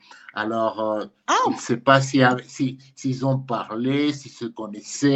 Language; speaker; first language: French; non-native, fluent; Spanish